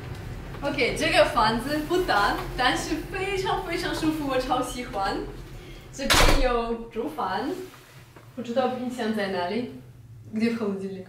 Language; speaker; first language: Chinese; non-native, fluent; Russian